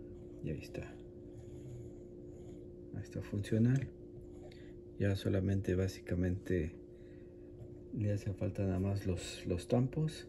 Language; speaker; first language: Spanish; native; Spanish